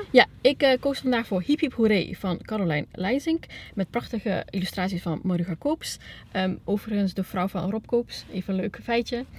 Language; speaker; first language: Dutch; early bilingual, other home language; Spanish